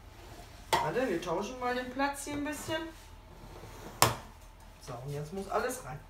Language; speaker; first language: German; native; German